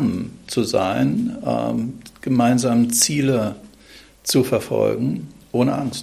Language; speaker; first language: German; native; German